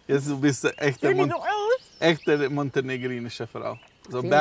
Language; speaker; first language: German; non-native, fluent; Serbian